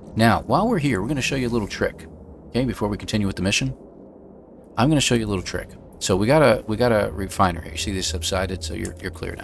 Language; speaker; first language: English; native; English